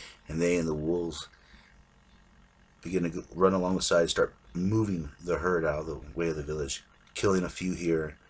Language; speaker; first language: English; native; English